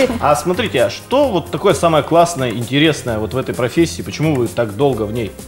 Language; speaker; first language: Russian; native; Russian